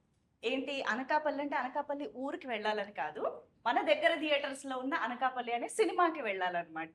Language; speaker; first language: Telugu; native; Telugu